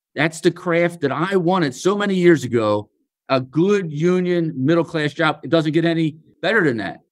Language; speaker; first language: English; native; English